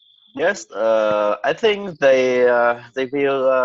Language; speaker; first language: English; non-native, learner; Vietnamese